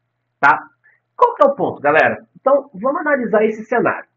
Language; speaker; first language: Portuguese; native; Portuguese